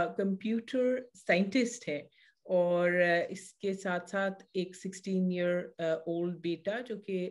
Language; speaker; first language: Urdu; native; Urdu